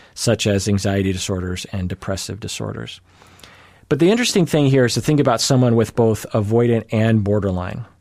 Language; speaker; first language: English; early bilingual, other home language; Japanese